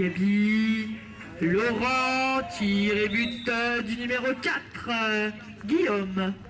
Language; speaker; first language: French; native; French